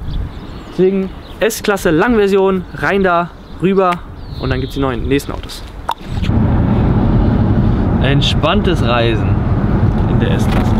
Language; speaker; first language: German; native; German